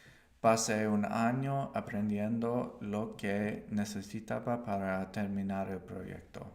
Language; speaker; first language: Spanish; non-native, learner; English